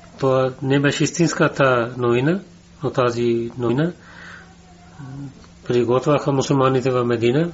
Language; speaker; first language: Bulgarian; non-native, learner; Urdu